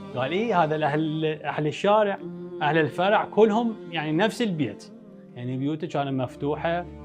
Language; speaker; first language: Arabic; early bilingual, heritage; Arabic